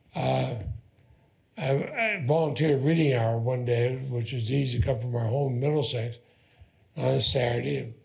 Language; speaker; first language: English; native; English